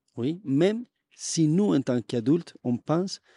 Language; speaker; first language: French; non-native, fluent; Spanish